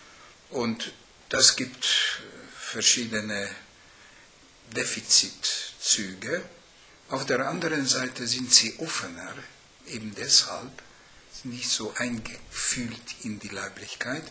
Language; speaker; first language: German; non-native, fluent; Hungarian